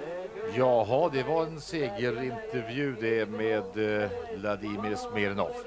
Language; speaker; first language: Swedish; native; Swedish